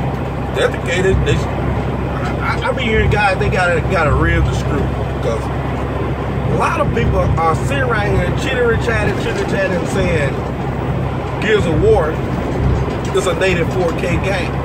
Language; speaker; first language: English; native; English